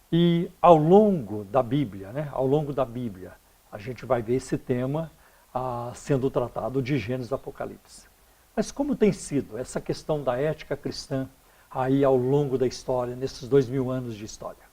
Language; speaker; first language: Portuguese; native; Portuguese